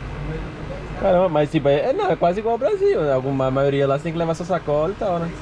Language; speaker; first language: Portuguese; native; Portuguese